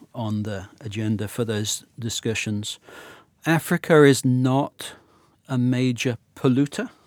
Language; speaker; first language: English; native; English